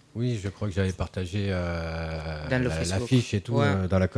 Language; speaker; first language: French; native; French